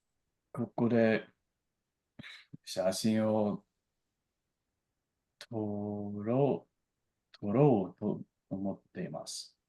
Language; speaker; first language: Japanese; non-native, learner; English